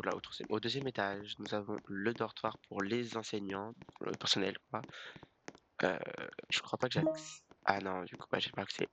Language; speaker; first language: French; native; French